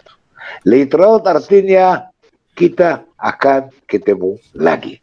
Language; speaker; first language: Indonesian; non-native, fluent; Hebrew